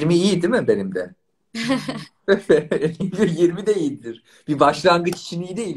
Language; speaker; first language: Turkish; native; Turkish